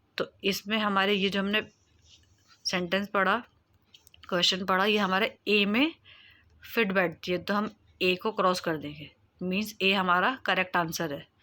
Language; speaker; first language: Hindi; native; Hindi